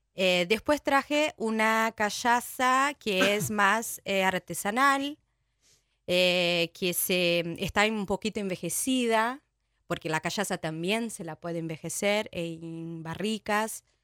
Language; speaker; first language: Spanish; non-native, fluent; Portuguese